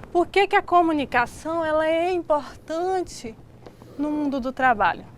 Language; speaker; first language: Portuguese; native; Portuguese